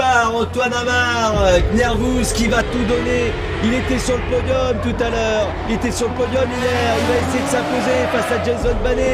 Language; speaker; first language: French; native; French